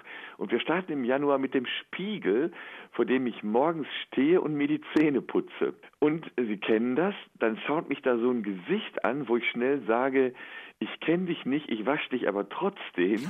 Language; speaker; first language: German; native; German